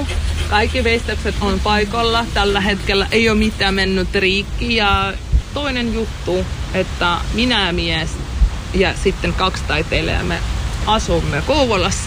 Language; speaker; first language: Finnish; non-native, learner; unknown